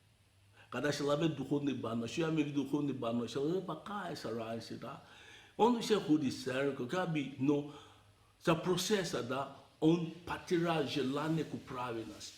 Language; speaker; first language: Russian; non-native, learner; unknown